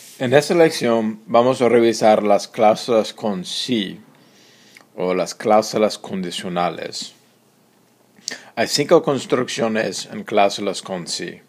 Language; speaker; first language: Spanish; non-native, fluent; English